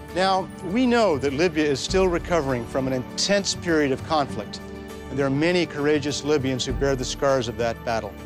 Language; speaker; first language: English; native; English